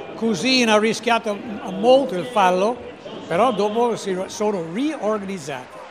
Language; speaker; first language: Italian; non-native, fluent; English